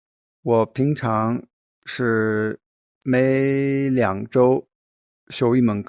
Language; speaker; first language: Chinese; non-native, fluent; English